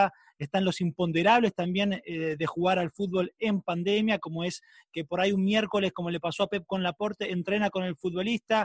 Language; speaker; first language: Spanish; native; Spanish